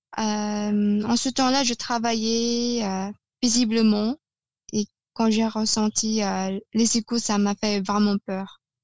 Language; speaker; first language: French; non-native, fluent; Filipino